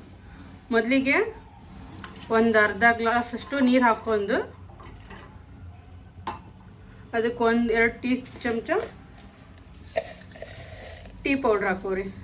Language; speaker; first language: Kannada; native; Kannada